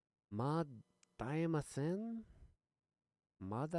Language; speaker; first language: Japanese; non-native, learner; English